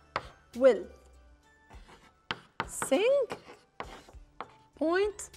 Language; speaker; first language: English; non-native, fluent; Arabic